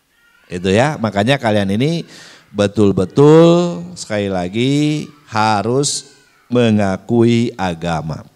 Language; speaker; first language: Indonesian; native; Indonesian